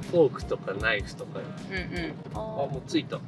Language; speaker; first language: Japanese; native; Japanese